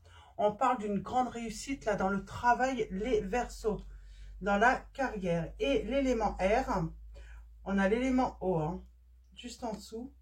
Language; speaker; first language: French; native; French